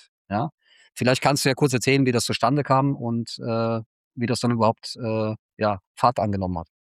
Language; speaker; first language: German; native; German